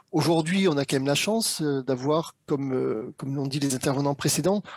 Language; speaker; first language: French; native; French